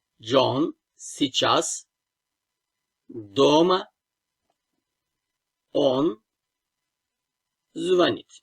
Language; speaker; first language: Russian; non-native, fluent; Turkish